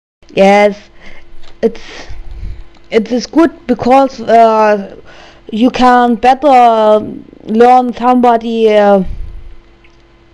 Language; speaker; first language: English; non-native, learner; German